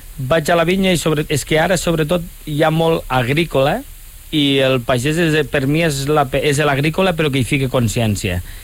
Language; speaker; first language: Catalan; non-native, local second language; Spanish